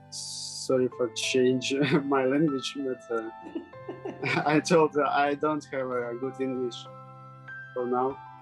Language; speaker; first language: English; non-native, learner; Russian